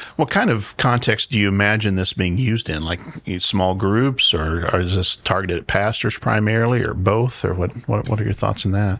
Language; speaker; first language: English; native; English